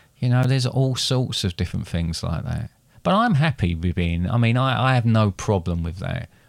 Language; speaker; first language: English; native; English